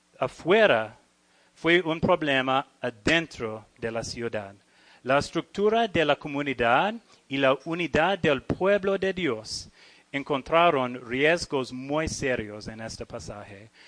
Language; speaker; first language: Spanish; non-native, learner; English